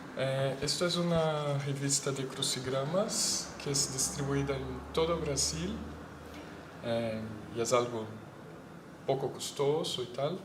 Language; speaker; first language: Spanish; non-native, fluent; Portuguese